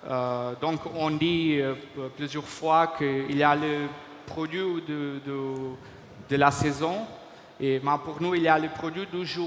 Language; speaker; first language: French; non-native, fluent; Portuguese